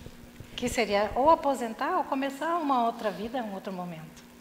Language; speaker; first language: Portuguese; native; Portuguese